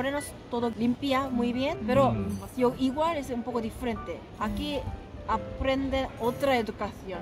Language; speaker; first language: Spanish; non-native, fluent; Korean